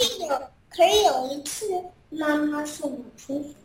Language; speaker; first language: Chinese; early bilingual, heritage; Chinese